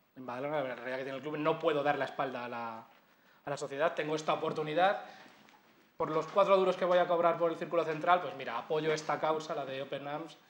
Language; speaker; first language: Spanish; native; Spanish